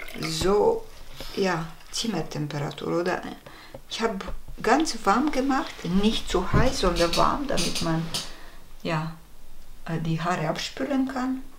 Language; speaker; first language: German; non-native, fluent; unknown